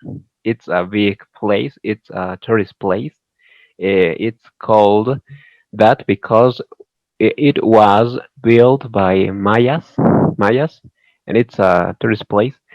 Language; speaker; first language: English; non-native, learner; Spanish